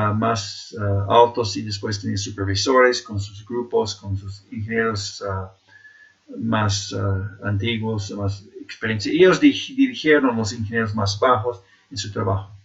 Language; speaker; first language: Spanish; non-native, fluent; English